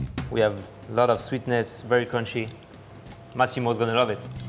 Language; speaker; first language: English; non-native, fluent; French